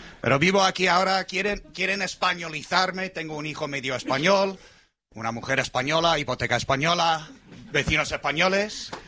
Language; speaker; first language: Spanish; non-native, fluent; English